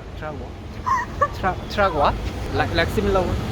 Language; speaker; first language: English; non-native, learner; Korean